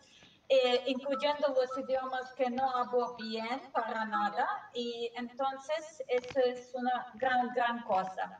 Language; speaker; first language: Spanish; non-native, fluent; Serbian